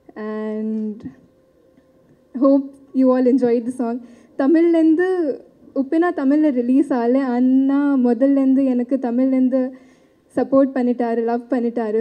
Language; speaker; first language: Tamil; non-native, learner; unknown